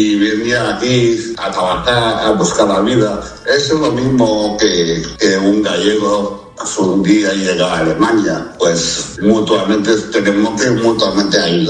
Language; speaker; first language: Spanish; non-native, fluent; Chinese